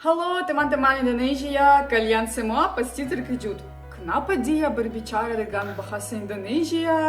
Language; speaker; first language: Indonesian; non-native, learner; Ukrainian